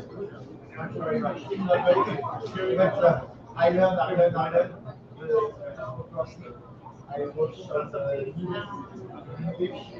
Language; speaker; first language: English; non-native, learner; French